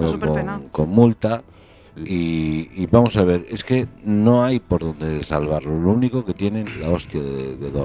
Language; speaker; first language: Spanish; native; Spanish